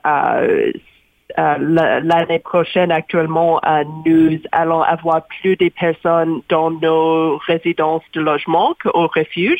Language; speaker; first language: French; non-native, learner; English